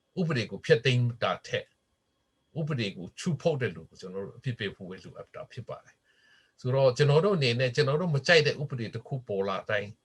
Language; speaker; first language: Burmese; non-native, local second language; Hakha Chin